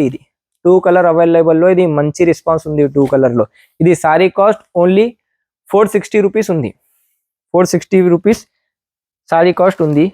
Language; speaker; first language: Telugu; non-native, local second language; Urdu